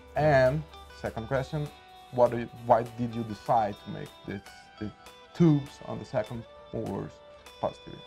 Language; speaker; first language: English; non-native, fluent; Portuguese